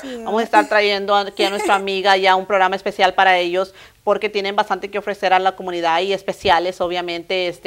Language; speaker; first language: Spanish; early bilingual, heritage; Spanish